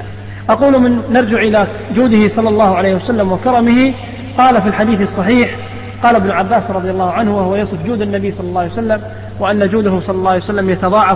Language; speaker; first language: Arabic; native; Arabic